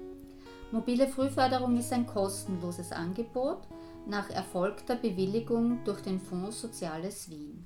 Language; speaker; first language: German; native; German